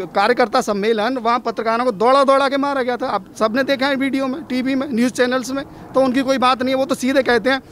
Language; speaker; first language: Hindi; native; Hindi